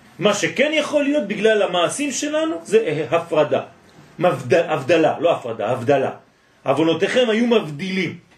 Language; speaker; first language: Hebrew; non-native, fluent; French